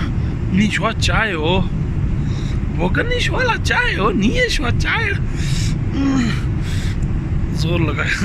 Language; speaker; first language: Chinese; non-native, fluent; Punjabi